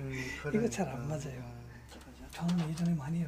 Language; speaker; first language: Korean; non-native, fluent; Bangla